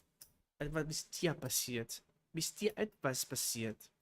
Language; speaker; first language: German; non-native, learner; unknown